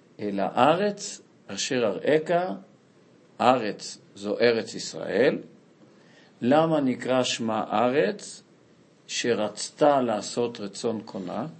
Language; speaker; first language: Hebrew; non-native, fluent; Portuguese